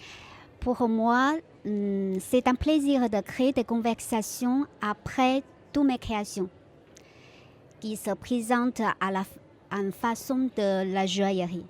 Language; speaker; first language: French; non-native, fluent; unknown